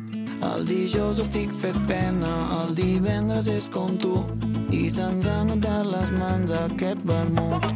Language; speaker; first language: Catalan; native; Catalan